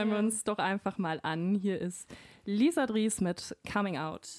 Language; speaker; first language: German; native; German